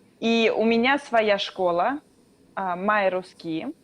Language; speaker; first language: Russian; native; Russian